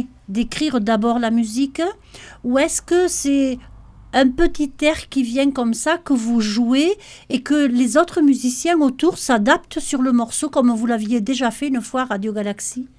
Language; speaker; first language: French; native; French